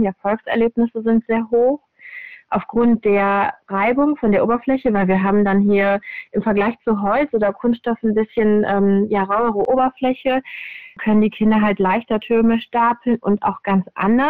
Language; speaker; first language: German; native; German